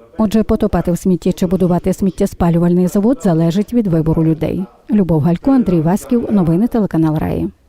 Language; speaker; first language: Ukrainian; native; Ukrainian